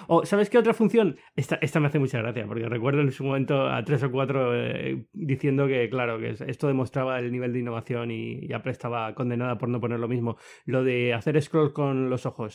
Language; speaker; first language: Spanish; native; Spanish